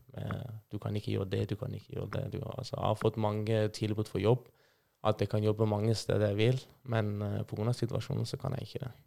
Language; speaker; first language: Norwegian; non-native, fluent; Persian